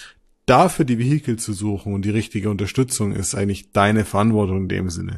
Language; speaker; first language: German; native; German